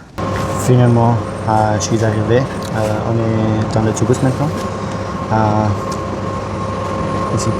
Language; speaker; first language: French; non-native, learner; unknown